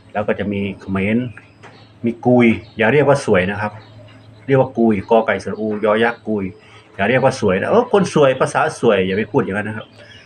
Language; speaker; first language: Thai; non-native, local second language; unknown